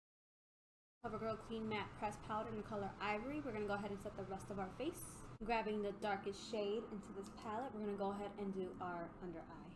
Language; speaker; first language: English; native; English